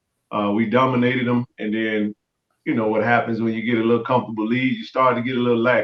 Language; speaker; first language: English; native; English